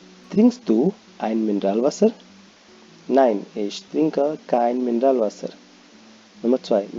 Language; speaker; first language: German; non-native, fluent; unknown